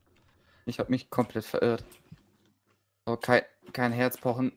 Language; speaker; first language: German; native; German